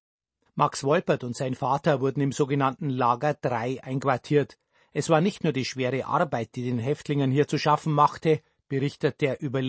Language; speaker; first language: German; native; German